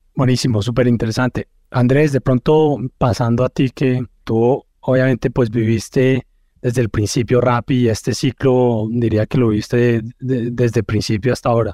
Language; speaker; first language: Spanish; native; Spanish